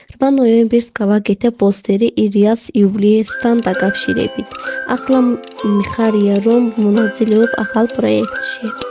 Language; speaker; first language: Georgian; non-native, local second language; Azerbaijani